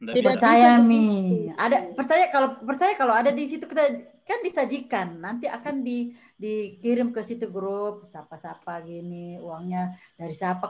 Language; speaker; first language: Indonesian; native; Indonesian